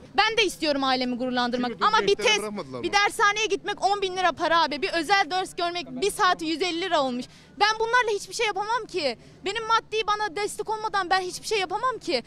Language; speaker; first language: Turkish; early bilingual, heritage; Turkish